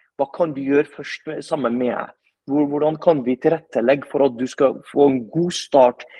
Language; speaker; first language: Norwegian; early bilingual, other home language; Arabic